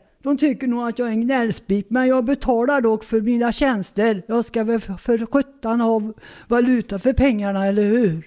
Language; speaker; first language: Swedish; native; Swedish